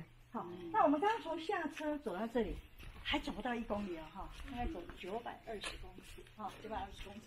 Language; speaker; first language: Chinese; native; Chinese